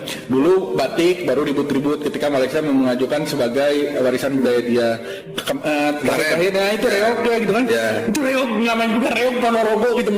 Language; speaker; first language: Indonesian; native; Indonesian